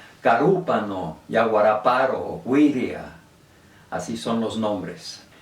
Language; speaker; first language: Spanish; non-native, local second language; English